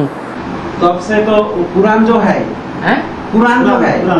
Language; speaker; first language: Hindi; non-native, fluent; Bangla